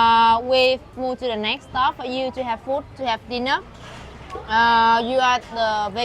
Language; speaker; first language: English; non-native, learner; Vietnamese